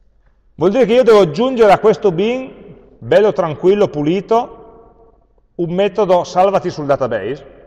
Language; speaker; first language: Italian; native; Italian